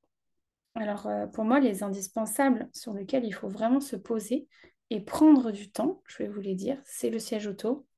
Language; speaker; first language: French; native; French